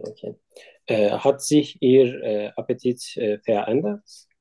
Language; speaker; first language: German; non-native, learner; Turkish